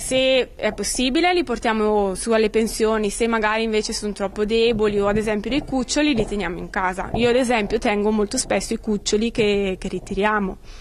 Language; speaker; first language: Italian; native; Italian